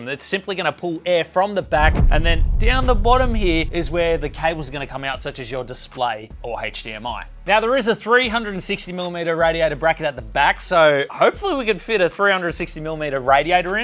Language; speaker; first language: English; native; English